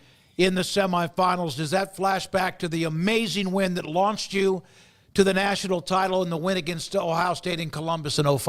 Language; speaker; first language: English; native; English